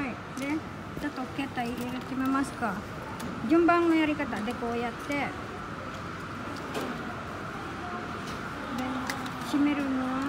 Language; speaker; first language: Japanese; non-native, learner; Filipino